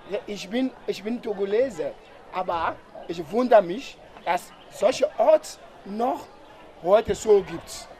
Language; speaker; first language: German; non-native, learner; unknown